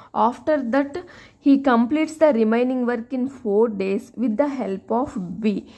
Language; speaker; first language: English; non-native, local second language; Telugu